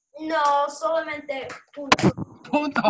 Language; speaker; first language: Spanish; non-native, learner; English